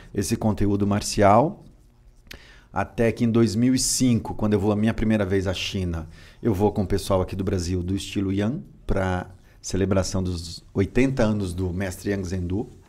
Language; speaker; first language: Portuguese; native; Portuguese